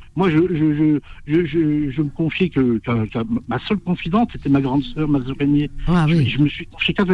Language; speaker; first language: French; native; French